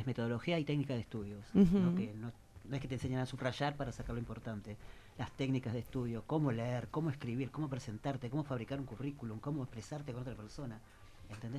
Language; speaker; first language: Spanish; native; Spanish